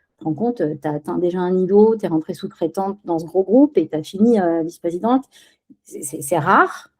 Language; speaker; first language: French; early bilingual, other home language; Spanish